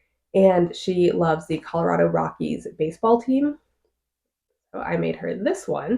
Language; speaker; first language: English; native; English